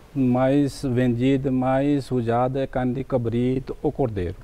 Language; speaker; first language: Portuguese; non-native, learner; Hindi